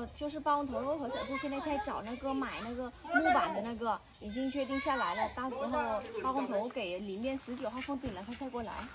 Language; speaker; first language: Chinese; non-native, fluent; Vietnamese